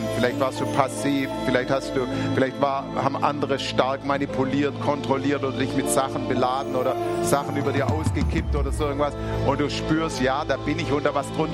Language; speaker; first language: German; native; German